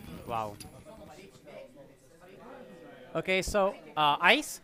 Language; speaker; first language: English; non-native, fluent; Czech